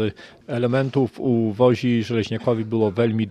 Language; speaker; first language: Polish; non-native, local second language; Ukrainian